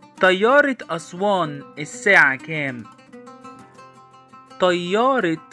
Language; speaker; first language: Arabic; non-native, fluent; Portuguese